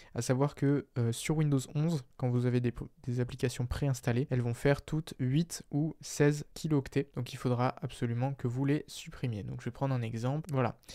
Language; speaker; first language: French; native; French